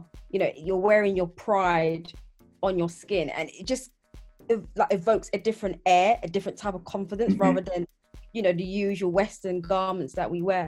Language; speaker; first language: English; native; English